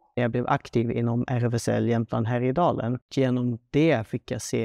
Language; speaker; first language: Swedish; non-native, learner; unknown